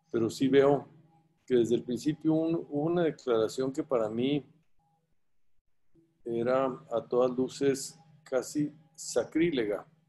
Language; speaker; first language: Spanish; native; Spanish